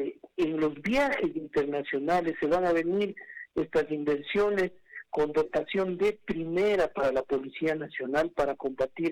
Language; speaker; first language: Spanish; native; Spanish